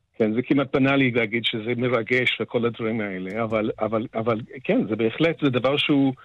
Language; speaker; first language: Hebrew; non-native, fluent; English